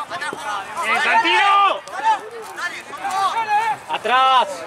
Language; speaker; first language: Spanish; native; Spanish